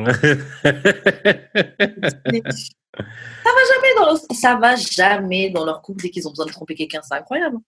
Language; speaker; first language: French; native; French